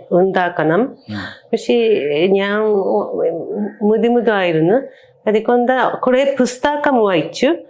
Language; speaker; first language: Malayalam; non-native, learner; Japanese